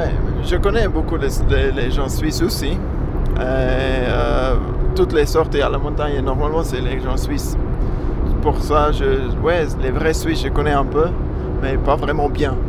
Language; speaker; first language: French; non-native, learner; Afrikaans